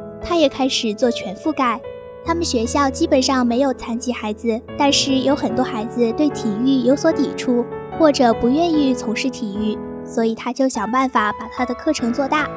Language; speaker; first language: Chinese; native; Chinese